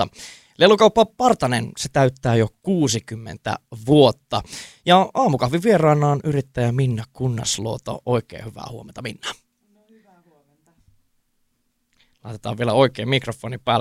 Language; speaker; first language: Finnish; native; Finnish